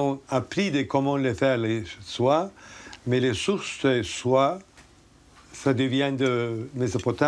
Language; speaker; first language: French; non-native, fluent; Turkish